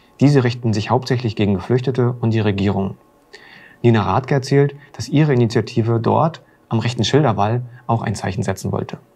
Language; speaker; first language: German; native; German